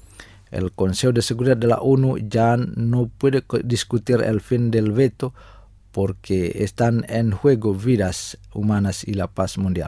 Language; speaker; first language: Spanish; non-native, fluent; Indonesian